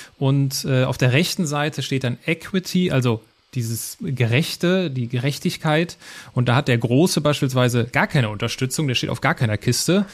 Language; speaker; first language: German; native; German